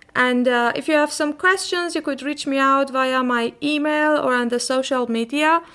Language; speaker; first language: English; non-native, fluent; Persian